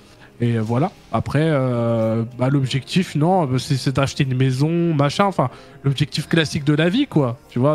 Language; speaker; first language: French; native; French